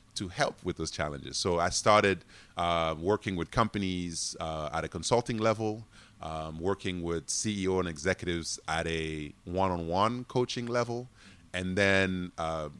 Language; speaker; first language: English; non-native, fluent; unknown